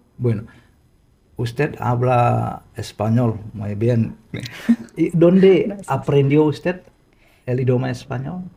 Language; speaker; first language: Spanish; non-native, fluent; Indonesian